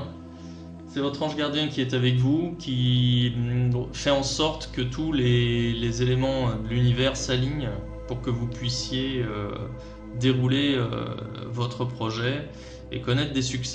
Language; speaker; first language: French; native; French